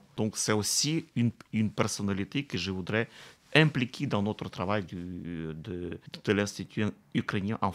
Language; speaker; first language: French; non-native, fluent; Russian